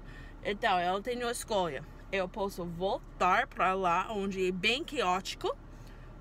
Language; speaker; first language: Portuguese; non-native, learner; English